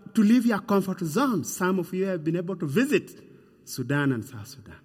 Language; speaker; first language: English; non-native, fluent; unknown